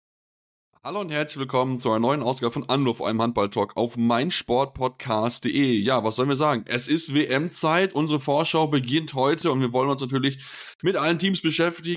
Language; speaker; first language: German; native; German